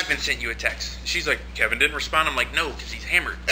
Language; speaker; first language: English; native; English